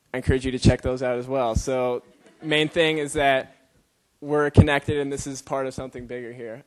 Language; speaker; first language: English; native; English